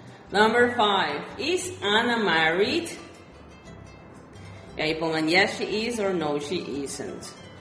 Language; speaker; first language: English; non-native, fluent; Spanish